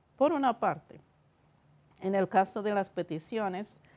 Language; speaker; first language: Spanish; non-native, fluent; Romanian